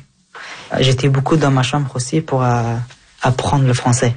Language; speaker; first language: French; early bilingual, other home language; Persian